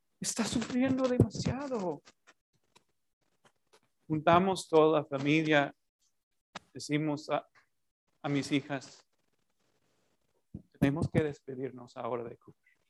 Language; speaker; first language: Spanish; non-native, fluent; English